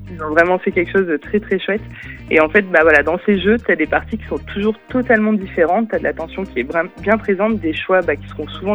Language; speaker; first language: French; native; French